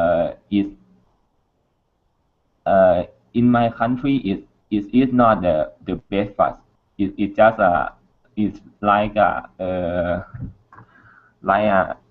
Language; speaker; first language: English; non-native, learner; Thai